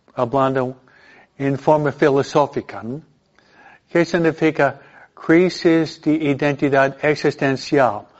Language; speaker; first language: Spanish; non-native, fluent; English